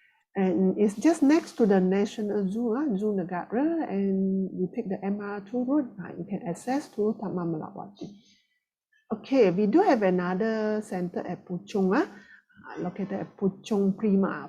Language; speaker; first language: English; non-native, local second language; Chinese